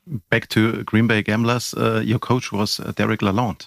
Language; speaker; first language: English; non-native, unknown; German